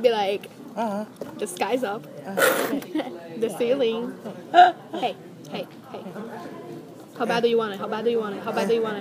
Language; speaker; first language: English; non-native, fluent; Spanish